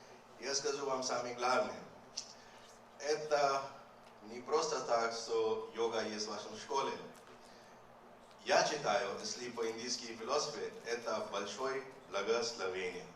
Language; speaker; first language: Russian; non-native, fluent; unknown